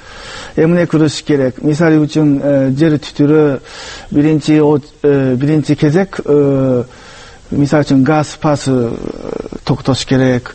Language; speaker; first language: Kyrgyz; non-native, fluent; Japanese